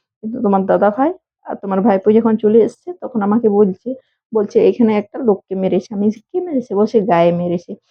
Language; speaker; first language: Bangla; non-native, local second language; Santali